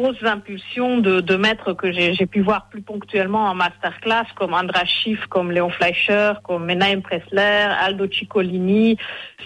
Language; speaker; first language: French; non-native, fluent; Hungarian